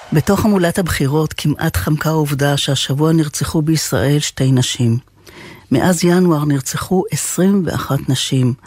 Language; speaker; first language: Hebrew; native; Hebrew